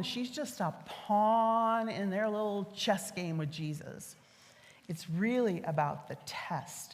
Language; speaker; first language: English; native; English